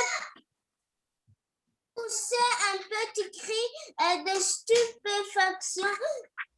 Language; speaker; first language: French; non-native, learner; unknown